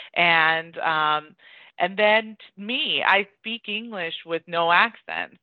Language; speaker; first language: English; early bilingual, other home language; Persian